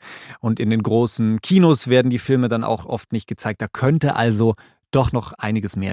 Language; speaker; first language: German; native; German